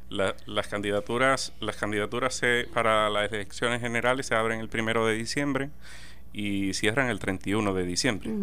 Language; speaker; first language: Spanish; native; Spanish